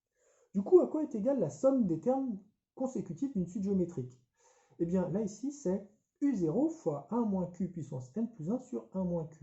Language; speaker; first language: French; native; French